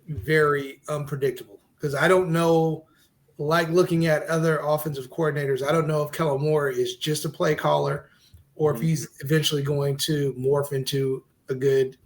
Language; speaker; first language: English; native; English